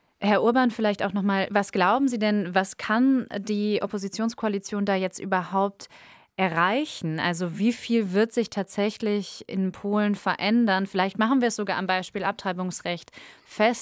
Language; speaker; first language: German; native; German